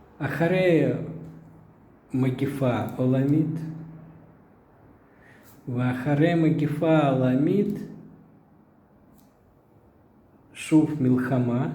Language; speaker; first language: Hebrew; non-native, fluent; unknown